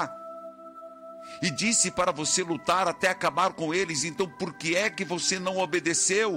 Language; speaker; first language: Portuguese; native; Portuguese